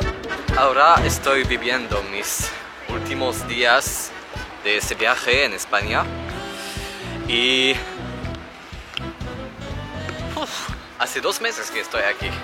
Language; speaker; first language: Spanish; non-native, learner; French